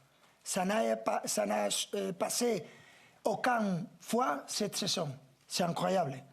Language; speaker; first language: French; non-native, fluent; Spanish